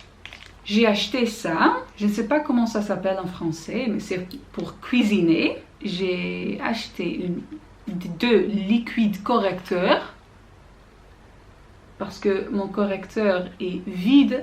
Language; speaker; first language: French; non-native, learner; Dutch